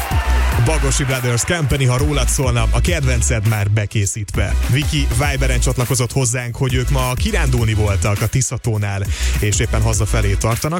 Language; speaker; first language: Hungarian; native; Hungarian